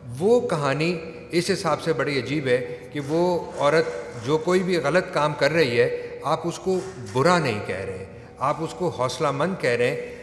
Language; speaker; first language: Urdu; native; Urdu